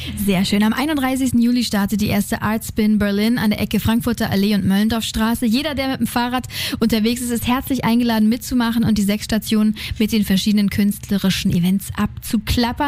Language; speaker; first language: German; native; German